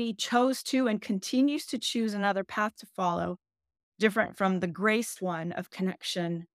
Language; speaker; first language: English; early bilingual, other home language; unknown